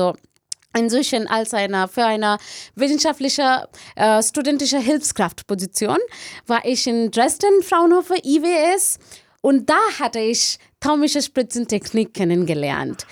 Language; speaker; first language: German; non-native, learner; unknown